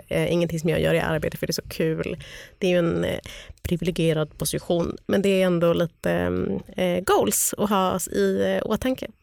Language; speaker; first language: Swedish; native; Swedish